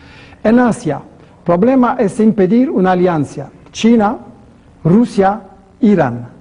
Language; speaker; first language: Spanish; non-native, fluent; French